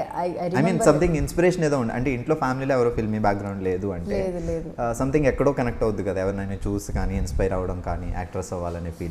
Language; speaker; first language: Telugu; native; Telugu